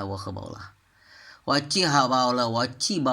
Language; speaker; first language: Chinese; non-native, learner; Malay